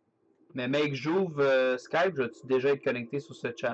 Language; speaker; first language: French; native; French